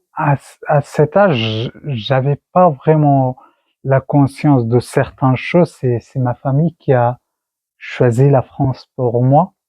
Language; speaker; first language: French; non-native, learner; Persian